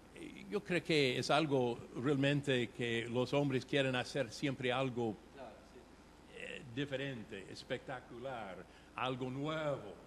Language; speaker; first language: Spanish; non-native, fluent; English